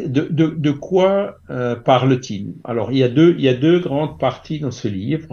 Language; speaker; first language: French; native; French